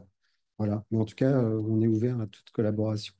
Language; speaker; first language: French; native; French